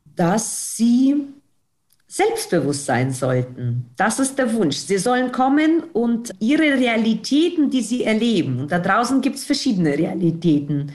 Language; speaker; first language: German; non-native, fluent; Russian